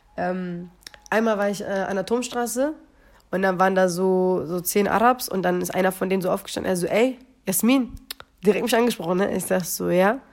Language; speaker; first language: German; early bilingual, other home language; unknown